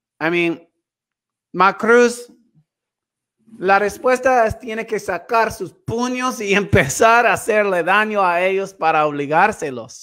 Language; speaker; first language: Spanish; non-native, fluent; English